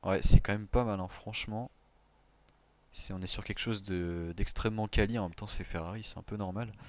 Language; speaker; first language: French; native; French